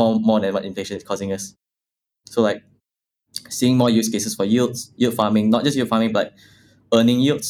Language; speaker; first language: English; non-native, local second language; Chinese